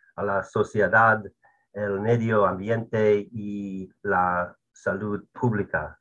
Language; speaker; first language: Spanish; non-native, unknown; English